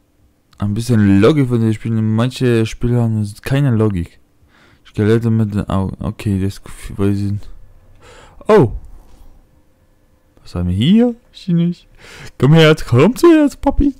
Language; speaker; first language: German; non-native, fluent; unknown